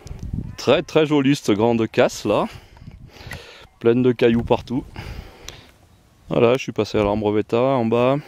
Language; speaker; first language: French; native; French